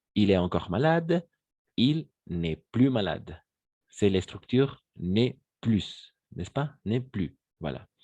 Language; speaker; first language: French; non-native, fluent; Spanish